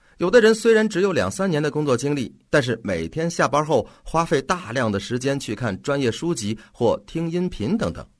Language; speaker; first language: Chinese; native; Chinese